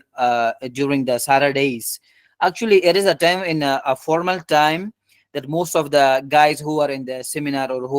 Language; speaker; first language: English; non-native, fluent; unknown